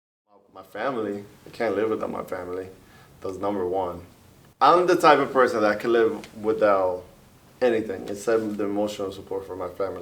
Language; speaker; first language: English; early bilingual, other home language; Spanish